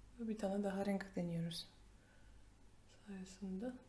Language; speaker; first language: Turkish; non-native, fluent; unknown